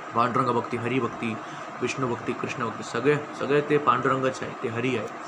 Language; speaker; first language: Marathi; early bilingual, other home language; Tamil